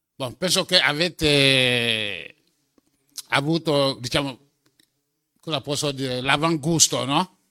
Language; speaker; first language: Italian; non-native, fluent; French